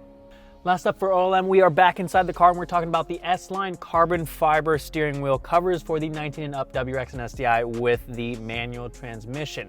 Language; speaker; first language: English; native; English